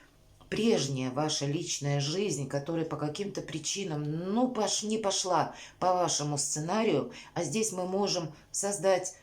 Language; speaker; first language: Russian; native; Russian